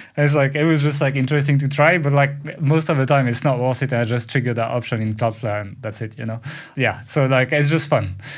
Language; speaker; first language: English; non-native, fluent; French